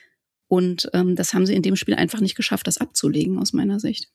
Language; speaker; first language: German; native; German